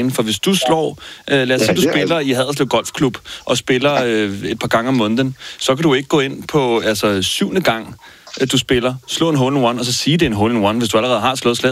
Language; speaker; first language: Danish; native; Danish